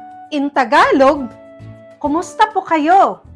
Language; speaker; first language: Filipino; non-native, local second language; Cebuano